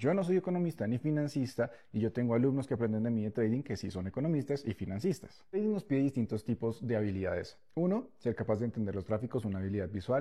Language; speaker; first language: Spanish; native; Spanish